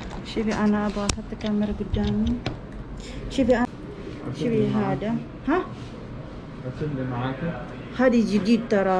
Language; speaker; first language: Arabic; non-native, learner; Indonesian